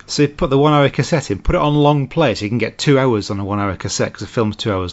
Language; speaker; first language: English; native; English